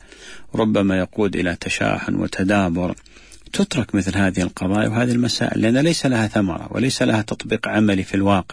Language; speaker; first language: Arabic; native; Arabic